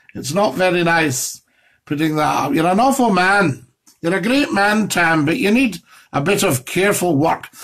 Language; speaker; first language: English; native; English